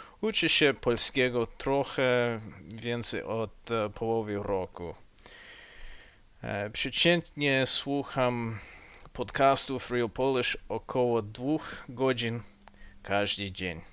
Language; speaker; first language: Polish; non-native, learner; English